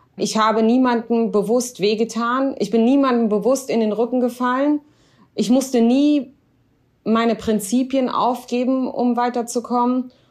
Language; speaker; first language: German; early bilingual, other home language; Arabic